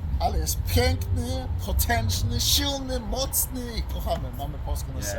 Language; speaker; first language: Polish; early bilingual, heritage; Polish